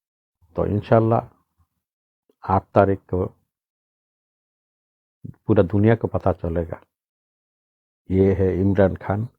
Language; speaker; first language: Hindi; non-native, local second language; Bangla